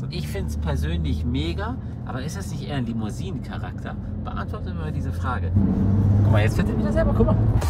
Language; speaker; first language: German; native; German